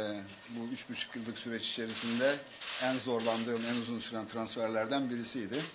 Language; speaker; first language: Turkish; native; Turkish